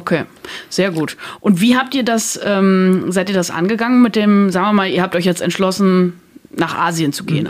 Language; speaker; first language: German; native; German